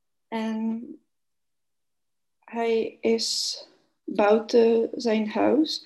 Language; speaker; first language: Dutch; non-native, learner; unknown